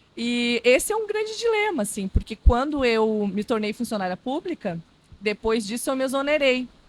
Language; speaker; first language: Portuguese; non-native, local second language; Low German